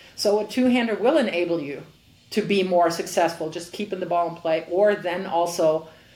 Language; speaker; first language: English; non-native, fluent; German